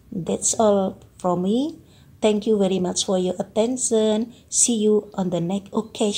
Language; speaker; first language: English; non-native, fluent; Indonesian